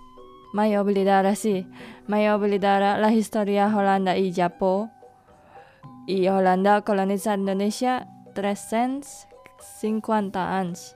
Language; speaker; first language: Catalan; non-native, learner; Indonesian